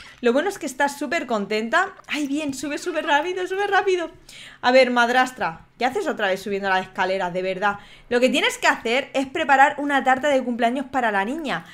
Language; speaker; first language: Spanish; native; Spanish